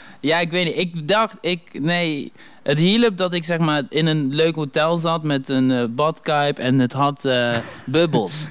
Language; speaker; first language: Dutch; early bilingual, other home language; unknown